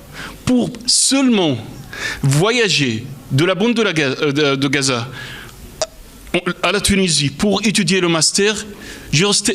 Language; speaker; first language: French; non-native, fluent; Arabic